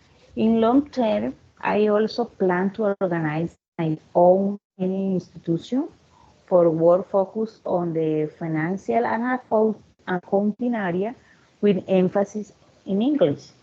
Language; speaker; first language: English; non-native, learner; Spanish